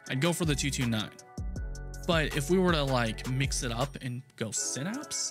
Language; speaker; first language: English; native; English